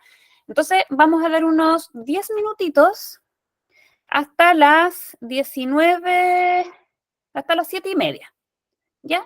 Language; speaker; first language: Spanish; native; Spanish